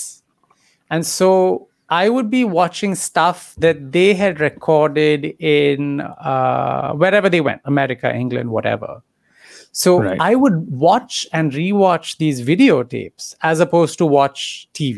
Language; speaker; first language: English; non-native, local second language; Tamil